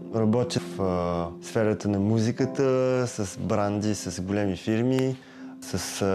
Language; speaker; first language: Bulgarian; early bilingual, heritage; Bulgarian